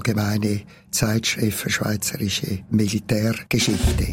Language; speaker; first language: German; native; German